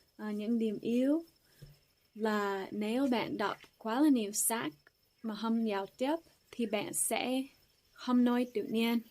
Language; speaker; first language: Vietnamese; non-native, fluent; English